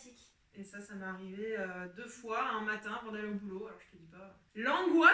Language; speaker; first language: French; native; French